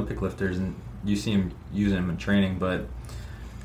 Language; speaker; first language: English; native; English